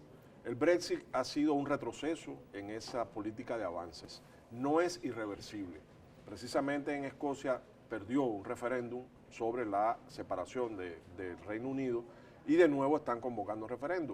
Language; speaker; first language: Spanish; native; Spanish